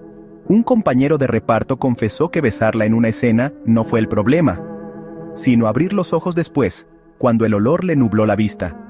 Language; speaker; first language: Spanish; native; Spanish